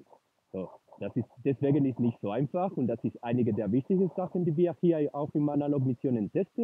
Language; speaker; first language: German; non-native, fluent; Spanish